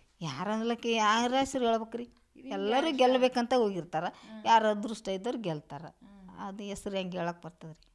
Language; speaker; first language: Kannada; native; Kannada